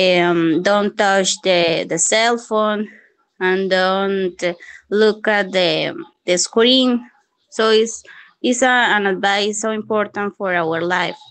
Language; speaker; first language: English; non-native, learner; Spanish